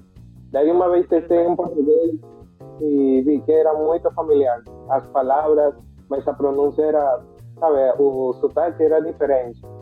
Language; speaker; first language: Portuguese; non-native, fluent; Spanish